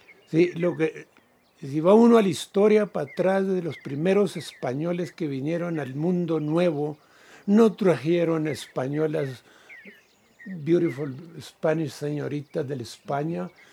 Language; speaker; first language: Spanish; native; Spanish